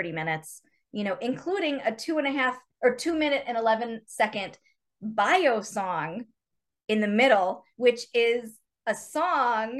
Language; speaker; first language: English; native; English